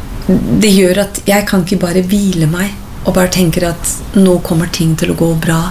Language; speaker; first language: Norwegian; non-native, fluent; English